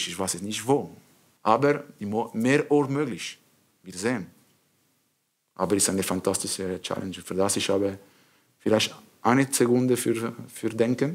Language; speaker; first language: German; non-native, learner; French